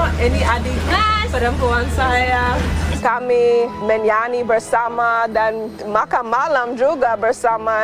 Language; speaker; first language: Indonesian; non-native, fluent; English